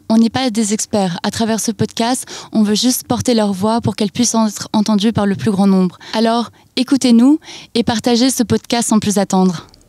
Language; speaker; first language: French; native; French